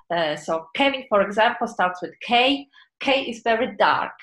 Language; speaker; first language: English; non-native, fluent; Polish